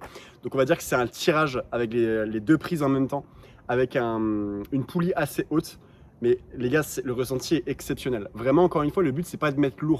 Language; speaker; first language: French; native; French